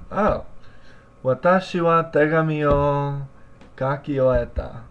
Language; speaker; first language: Japanese; non-native, learner; English